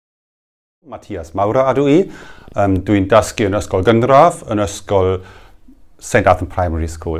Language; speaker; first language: Welsh; non-native, learner; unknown